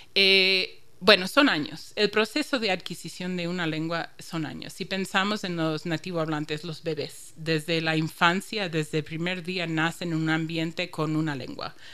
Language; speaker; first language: Spanish; non-native, fluent; English